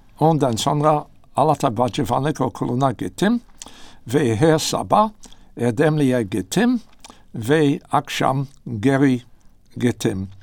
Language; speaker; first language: Turkish; non-native, learner; English